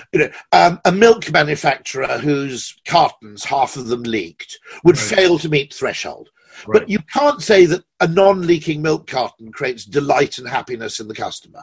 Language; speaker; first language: English; native; English